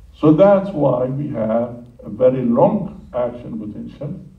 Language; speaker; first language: English; non-native, fluent; Arabic